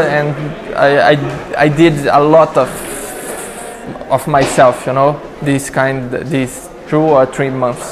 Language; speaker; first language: English; non-native, learner; Portuguese